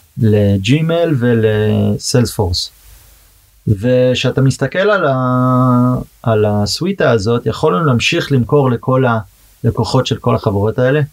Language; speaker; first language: Hebrew; early bilingual, heritage; Hebrew